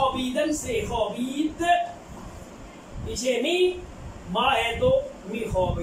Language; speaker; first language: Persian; non-native, fluent; Urdu